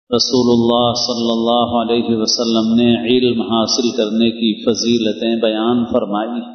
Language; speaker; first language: Urdu; native; Urdu